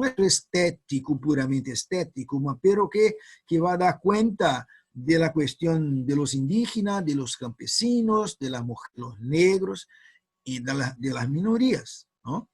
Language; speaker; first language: Spanish; non-native, fluent; Portuguese